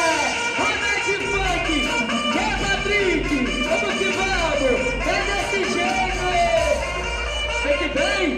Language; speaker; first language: Portuguese; native; Portuguese